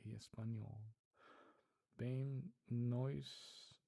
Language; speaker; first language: Portuguese; non-native, learner; Spanish